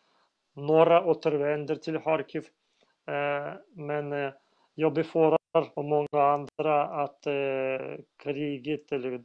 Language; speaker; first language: Swedish; non-native, fluent; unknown